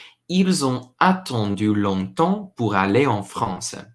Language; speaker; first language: French; non-native, learner; English